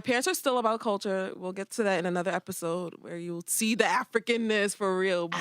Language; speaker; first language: English; native; English